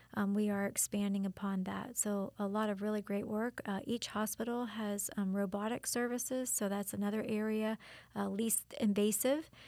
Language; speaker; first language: English; native; English